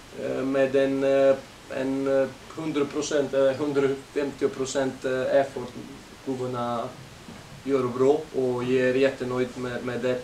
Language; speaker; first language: Swedish; non-native, learner; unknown